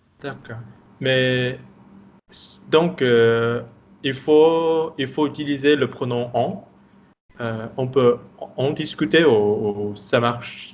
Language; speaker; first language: French; non-native, fluent; Vietnamese